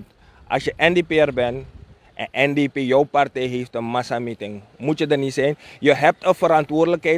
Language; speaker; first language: Dutch; native; Dutch